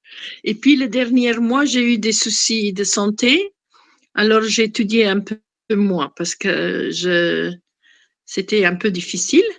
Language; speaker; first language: French; non-native, fluent; Italian